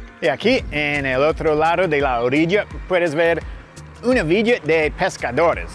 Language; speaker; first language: Spanish; non-native, fluent; English